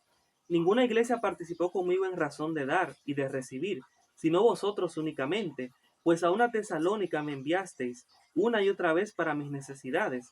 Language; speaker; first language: Spanish; native; Spanish